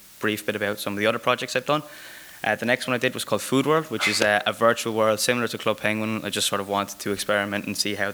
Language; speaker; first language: English; native; English